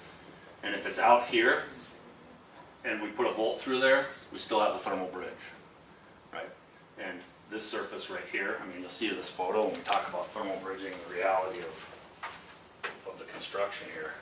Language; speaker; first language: English; native; English